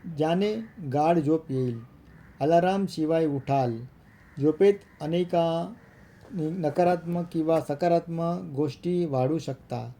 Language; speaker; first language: Marathi; non-native, local second language; Gujarati